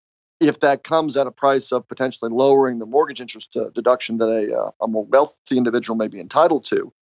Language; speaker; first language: English; native; English